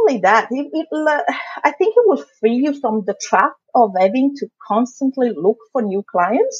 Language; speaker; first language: English; non-native, fluent; Italian